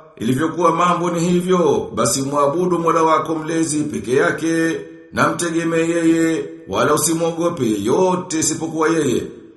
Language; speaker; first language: Swahili; native; Swahili